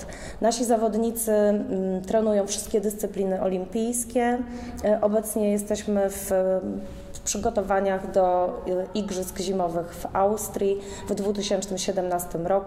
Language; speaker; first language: Polish; native; Polish